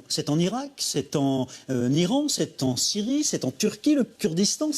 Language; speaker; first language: French; native; French